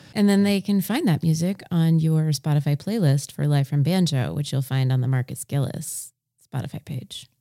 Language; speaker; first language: English; native; English